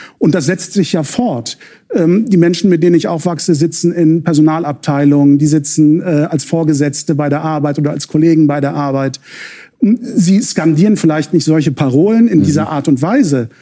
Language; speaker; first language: German; early bilingual, other home language; Turkish